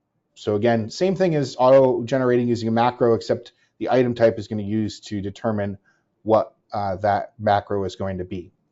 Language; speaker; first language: English; native; English